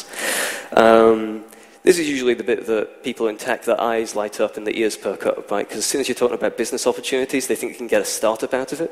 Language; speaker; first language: English; native; English